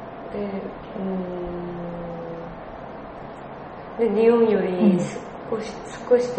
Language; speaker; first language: Japanese; non-native, learner; Korean